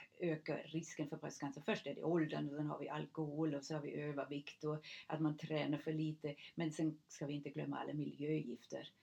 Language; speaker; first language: Swedish; non-native, fluent; German